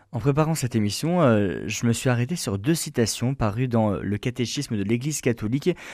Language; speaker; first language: French; native; French